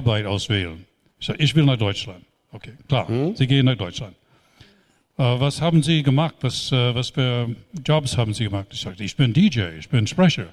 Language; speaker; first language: German; non-native, fluent; English